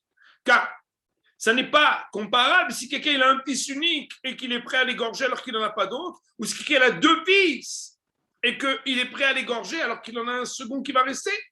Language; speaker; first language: French; native; French